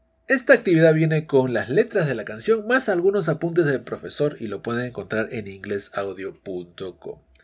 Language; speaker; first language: Spanish; native; Spanish